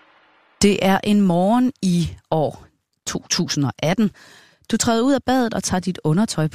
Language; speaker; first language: Danish; native; Danish